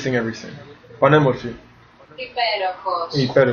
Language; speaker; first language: Greek; early bilingual, heritage; Greek